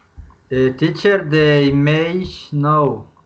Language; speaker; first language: English; non-native, learner; Spanish